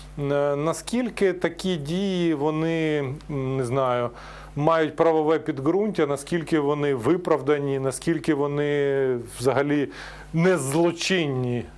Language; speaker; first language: Ukrainian; native; Ukrainian